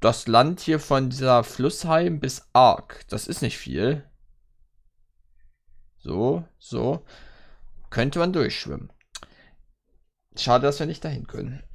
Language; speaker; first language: German; native; German